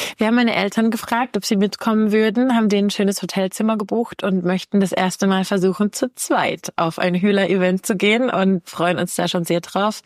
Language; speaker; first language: German; native; German